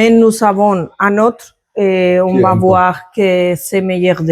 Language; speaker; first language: French; non-native, fluent; Spanish